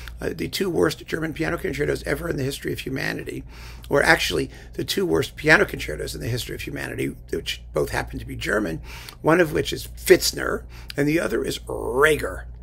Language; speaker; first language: English; native; English